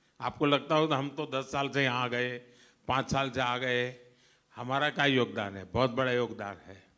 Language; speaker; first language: Hindi; non-native, local second language; Gujarati